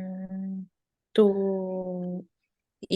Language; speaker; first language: French; non-native, learner; Spanish